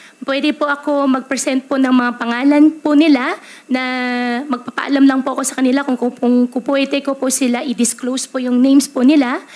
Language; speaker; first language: Filipino; native; Filipino